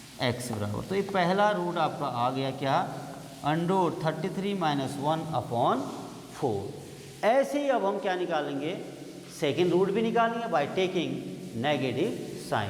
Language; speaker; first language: Hindi; native; Hindi